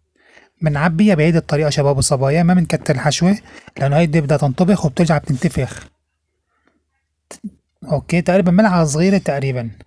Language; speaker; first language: Arabic; native; Arabic